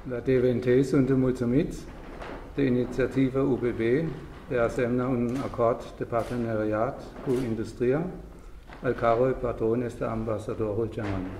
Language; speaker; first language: Romanian; non-native, learner; German